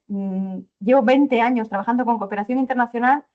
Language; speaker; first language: Spanish; native; Spanish